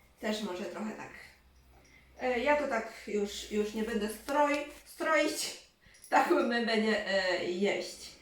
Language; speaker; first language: Polish; non-native, learner; Chinese